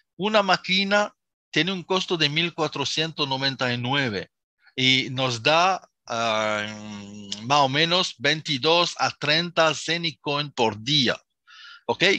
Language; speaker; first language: Spanish; non-native, fluent; Arabic